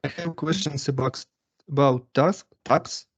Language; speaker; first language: English; non-native, learner; Russian